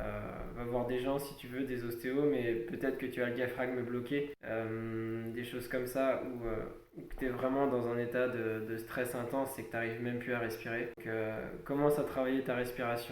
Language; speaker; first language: French; native; French